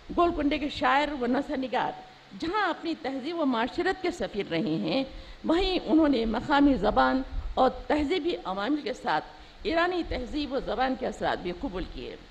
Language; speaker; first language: Urdu; native; Urdu